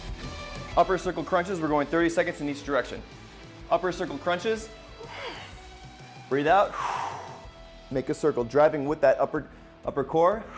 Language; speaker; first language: English; native; English